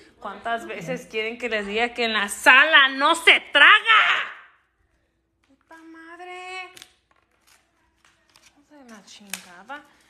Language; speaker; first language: Spanish; early bilingual, heritage; Spanish